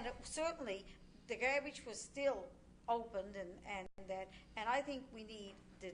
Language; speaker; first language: English; native; English